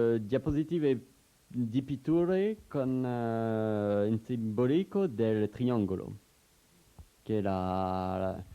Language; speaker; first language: Italian; non-native, learner; French